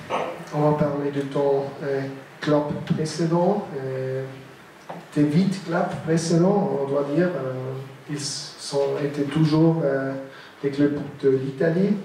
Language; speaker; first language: French; non-native, local second language; German